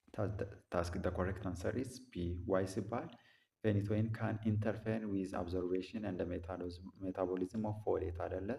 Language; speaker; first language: English; non-native, local second language; Amharic